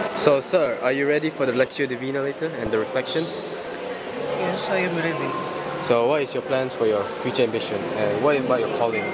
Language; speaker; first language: English; non-native, local second language; Malay